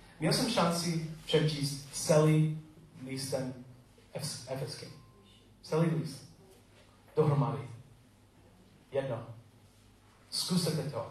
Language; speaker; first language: Czech; non-native, learner; English